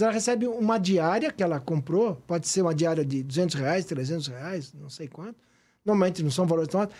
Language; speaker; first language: Portuguese; native; Portuguese